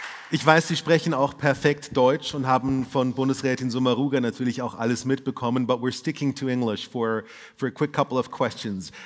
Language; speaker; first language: German; native; German